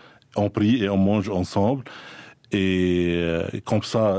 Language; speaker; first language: French; non-native, local second language; Arabic